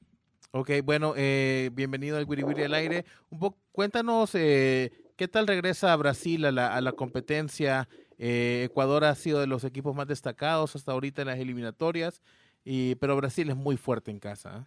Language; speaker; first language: Spanish; native; Spanish